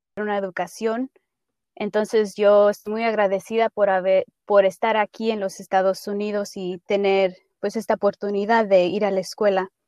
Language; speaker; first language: Spanish; early bilingual, heritage; Spanish